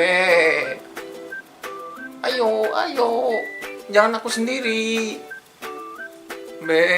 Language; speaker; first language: Indonesian; native; Indonesian